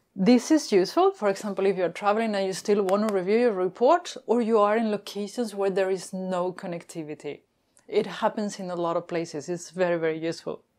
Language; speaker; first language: English; non-native, fluent; Spanish